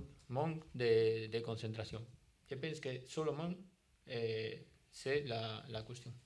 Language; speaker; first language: French; non-native, learner; Spanish